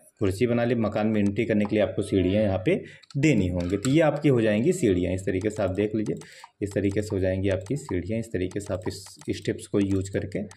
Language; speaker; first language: Hindi; native; Hindi